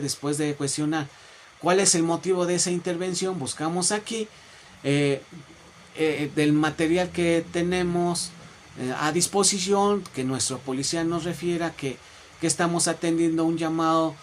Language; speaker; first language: Spanish; native; Spanish